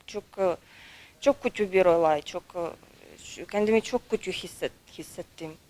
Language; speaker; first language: Turkish; non-native, fluent; Ukrainian